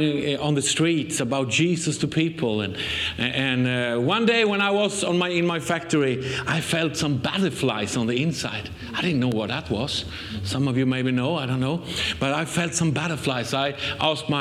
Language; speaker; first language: English; non-native, fluent; Swedish